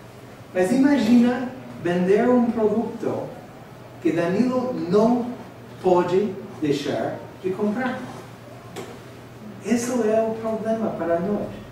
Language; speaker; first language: Portuguese; non-native, fluent; English